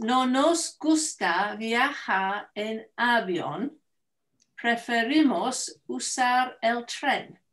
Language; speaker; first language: Spanish; non-native, learner; English